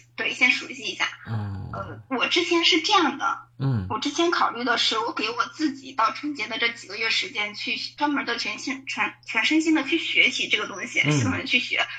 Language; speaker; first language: Chinese; native; Chinese